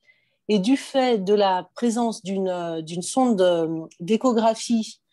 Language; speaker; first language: French; native; French